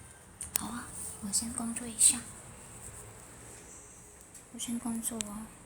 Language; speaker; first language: Chinese; early bilingual, heritage; Chinese